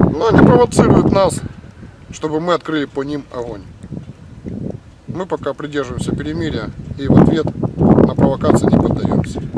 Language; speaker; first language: Russian; native; Russian